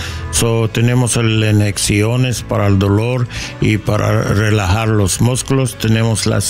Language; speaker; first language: Spanish; non-native, learner; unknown